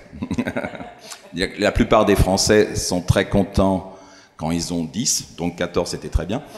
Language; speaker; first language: French; native; French